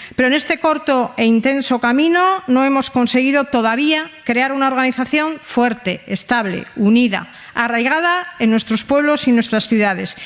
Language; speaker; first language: Spanish; native; Spanish